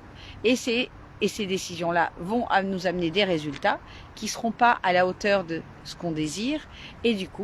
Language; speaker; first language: French; native; French